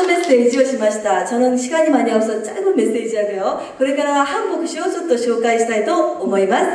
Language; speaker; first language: Japanese; early bilingual, other home language; Korean